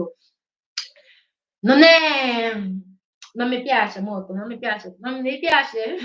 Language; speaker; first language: Italian; non-native, learner; Igbo